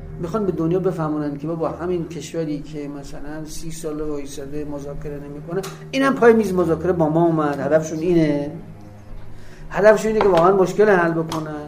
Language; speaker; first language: Persian; native; Persian